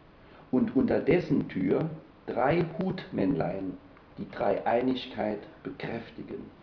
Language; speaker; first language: German; native; German